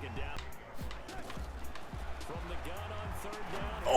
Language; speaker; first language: English; native; English